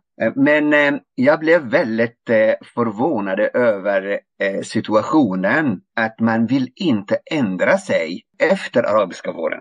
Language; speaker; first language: Swedish; non-native, fluent; Arabic